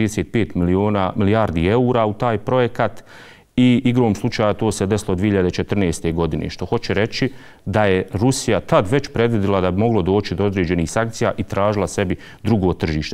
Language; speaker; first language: Serbian; native; Serbian